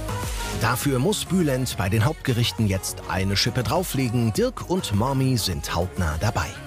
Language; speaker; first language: German; native; German